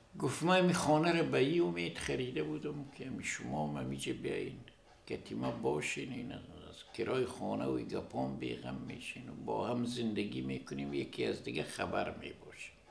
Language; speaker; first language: Persian; native; Persian